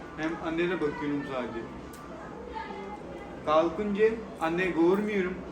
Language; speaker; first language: Turkish; non-native, learner; Urdu